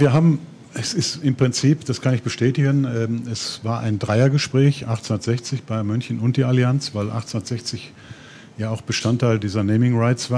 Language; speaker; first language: German; native; German